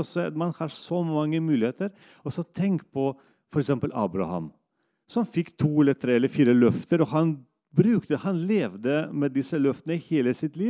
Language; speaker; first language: Norwegian; non-native, fluent; Russian